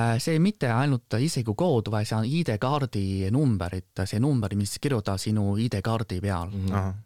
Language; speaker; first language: Estonian; non-native, fluent; Chinese